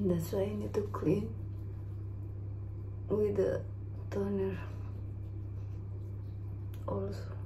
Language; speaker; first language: English; non-native, learner; Indonesian